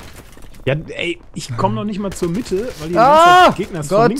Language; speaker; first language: German; native; German